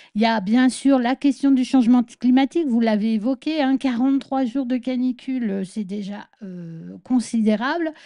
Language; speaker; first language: French; native; French